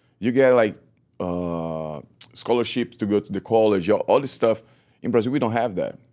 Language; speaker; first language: English; non-native, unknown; Portuguese